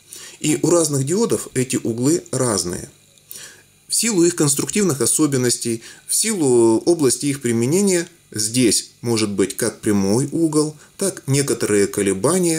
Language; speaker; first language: Russian; native; Russian